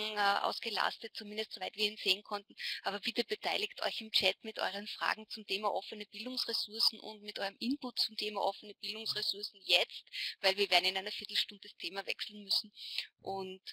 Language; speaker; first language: German; native; German